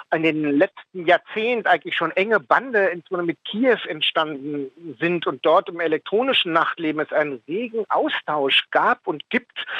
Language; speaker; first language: German; native; German